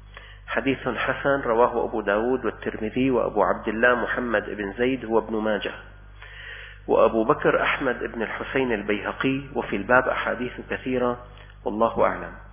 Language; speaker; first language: Arabic; native; Arabic